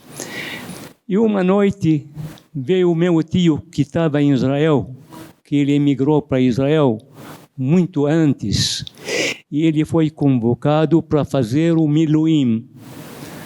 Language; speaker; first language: Portuguese; non-native, fluent; Arabic